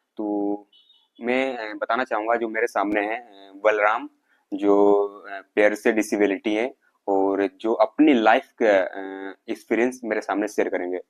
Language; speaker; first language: Hindi; native; Hindi